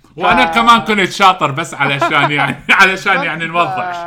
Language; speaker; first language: Arabic; native; Arabic